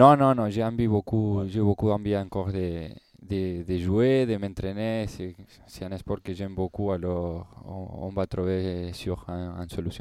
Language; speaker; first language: French; non-native, learner; Spanish